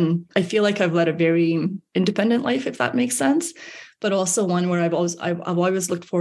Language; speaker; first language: English; early bilingual, other home language; Hungarian